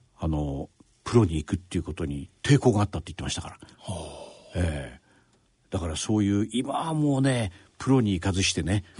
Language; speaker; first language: Japanese; native; Japanese